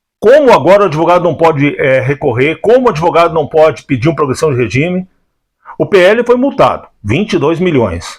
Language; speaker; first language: Portuguese; native; Portuguese